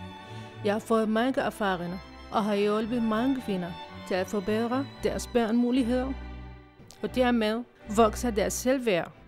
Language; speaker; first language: Danish; non-native, fluent; Arabic